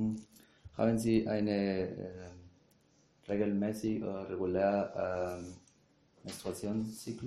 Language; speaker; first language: German; non-native, learner; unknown